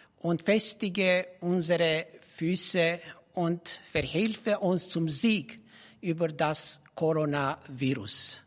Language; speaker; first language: German; non-native, fluent; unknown